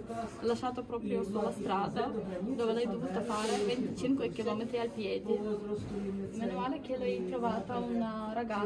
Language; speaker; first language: Italian; non-native, fluent; Ukrainian